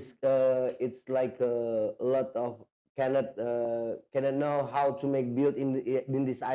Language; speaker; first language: English; non-native, learner; Indonesian